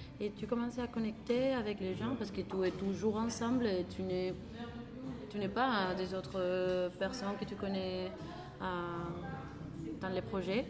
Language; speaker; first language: French; non-native, learner; Spanish